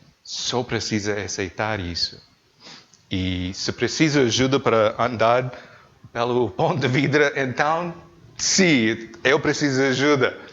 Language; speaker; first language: Portuguese; non-native, learner; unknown